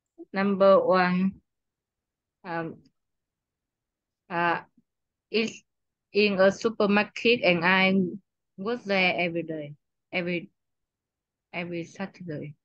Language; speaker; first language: English; non-native, learner; Vietnamese